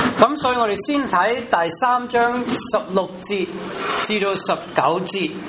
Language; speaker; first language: Chinese; non-native, local second language; Cantonese